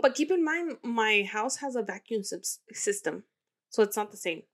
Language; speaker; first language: English; early bilingual, other home language; Spanish